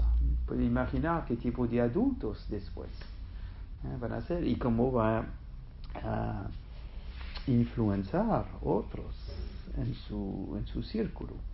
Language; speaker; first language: Spanish; non-native, fluent; French